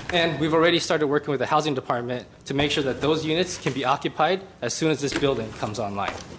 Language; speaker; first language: English; native; English